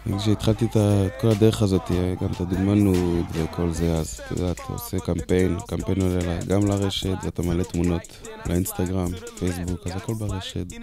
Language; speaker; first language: Hebrew; early bilingual, other home language; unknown